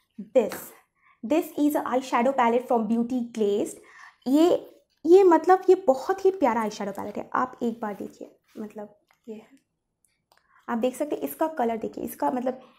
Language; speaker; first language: Hindi; non-native, local second language; Bangla